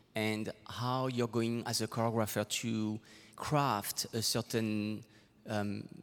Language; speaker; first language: English; non-native, fluent; French